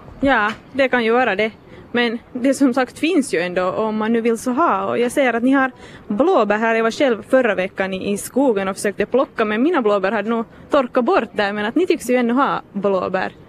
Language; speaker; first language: Swedish; native; Swedish